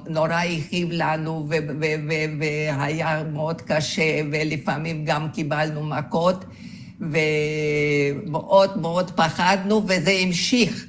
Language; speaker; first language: Hebrew; non-native, fluent; Hungarian